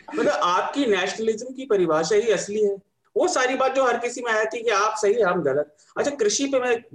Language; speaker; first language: Hindi; native; Hindi